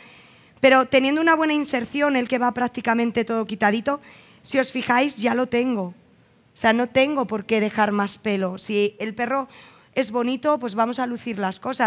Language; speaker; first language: Spanish; native; Spanish